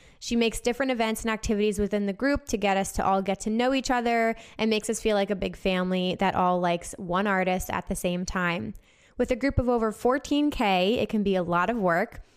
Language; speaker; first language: English; native; English